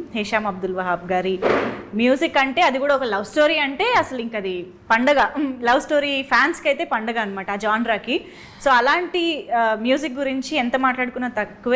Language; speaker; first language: Telugu; native; Telugu